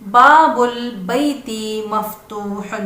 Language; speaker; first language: Arabic; non-native, fluent; Urdu